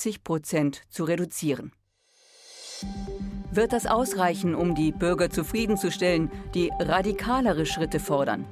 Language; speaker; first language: German; native; German